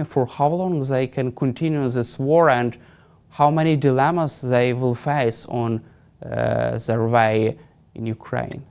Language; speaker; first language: English; non-native, fluent; Ukrainian